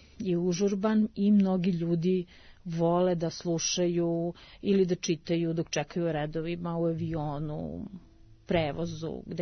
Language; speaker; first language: Serbian; native; Serbian